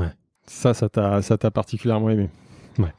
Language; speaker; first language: French; native; French